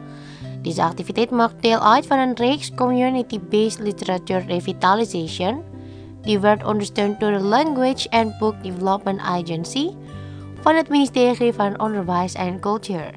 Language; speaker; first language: Dutch; non-native, fluent; Indonesian